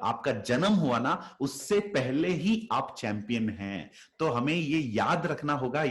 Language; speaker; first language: Hindi; native; Hindi